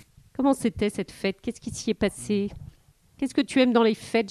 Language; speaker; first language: French; native; French